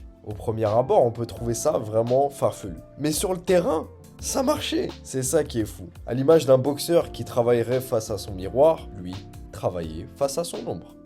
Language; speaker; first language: French; native; French